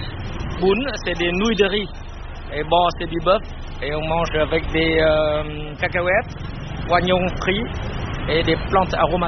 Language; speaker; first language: French; non-native, local second language; Vietnamese